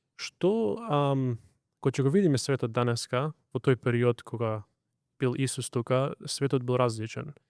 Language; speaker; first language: Macedonian; early bilingual, heritage; Macedonian